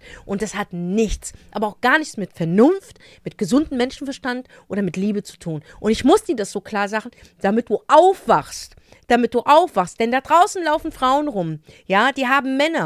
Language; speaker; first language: German; native; German